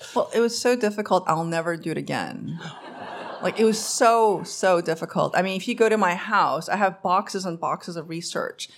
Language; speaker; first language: English; early bilingual, other home language; Korean